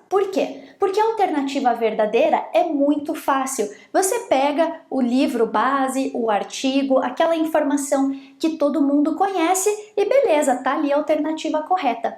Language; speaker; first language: Portuguese; native; Portuguese